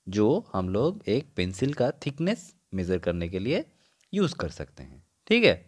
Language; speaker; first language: Hindi; non-native, local second language; Bangla